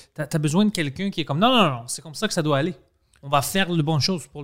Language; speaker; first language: French; non-native, local second language; English